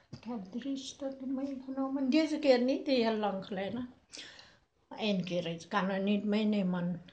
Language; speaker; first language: Dutch; non-native, learner; Nepali